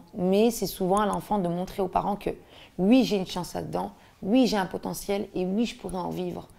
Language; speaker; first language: French; native; French